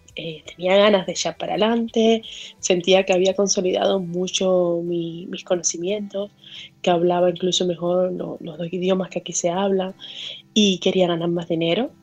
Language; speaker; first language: Spanish; native; Spanish